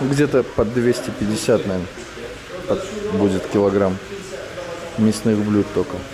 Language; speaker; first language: Russian; native; Russian